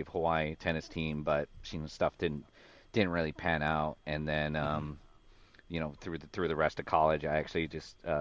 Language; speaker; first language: English; native; English